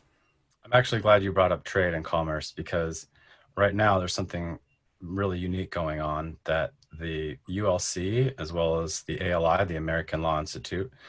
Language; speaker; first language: English; native; English